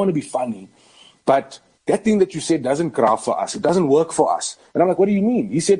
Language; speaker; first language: English; native; English